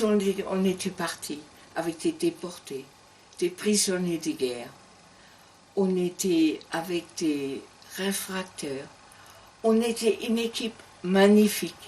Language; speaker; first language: French; non-native, learner; German